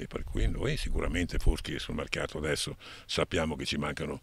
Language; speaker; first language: Italian; native; Italian